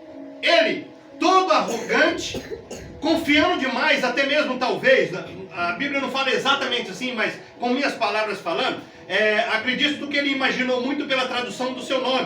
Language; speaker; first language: Portuguese; native; Portuguese